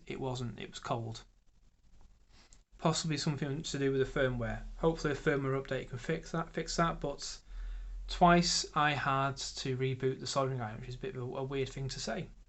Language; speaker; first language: English; native; English